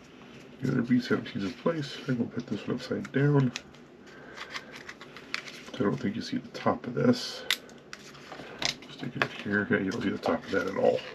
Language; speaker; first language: English; native; English